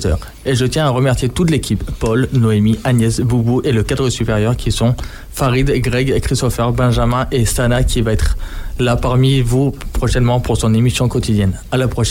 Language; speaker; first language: French; native; French